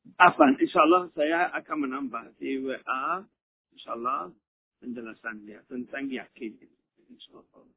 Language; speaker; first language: Indonesian; non-native, fluent; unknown